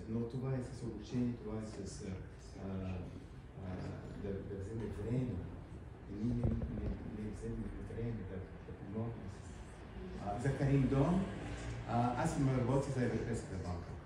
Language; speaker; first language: Bulgarian; early bilingual, heritage; English